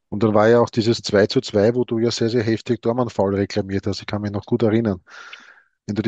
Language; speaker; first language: German; native; German